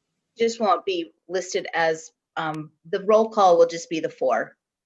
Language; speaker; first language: English; native; English